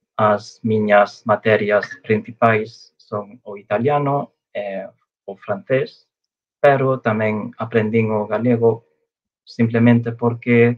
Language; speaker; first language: Portuguese; non-native, fluent; Chinese